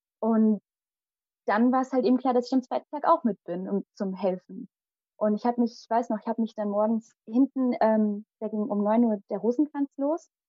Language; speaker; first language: German; early bilingual, other home language; Malayalam